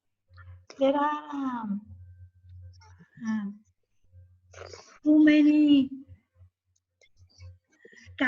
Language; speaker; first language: English; non-native, learner; Spanish